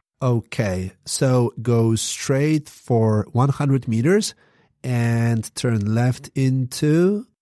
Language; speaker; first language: English; non-native, fluent; Polish